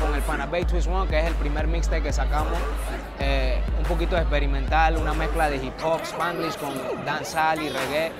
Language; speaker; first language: Spanish; native; Spanish